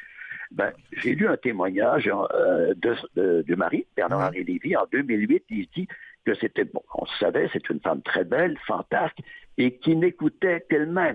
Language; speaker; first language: French; native; French